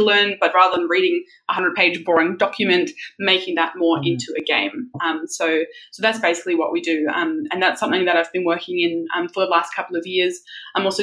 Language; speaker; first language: English; early bilingual, other home language; German